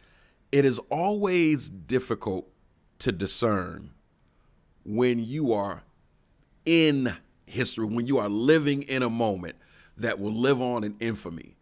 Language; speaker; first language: English; native; English